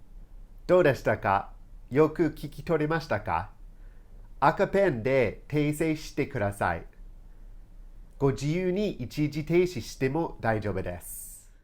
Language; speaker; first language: Japanese; non-native, fluent; English